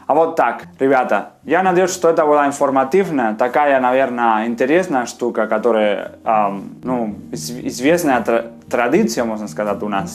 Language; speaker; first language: Russian; non-native, fluent; Spanish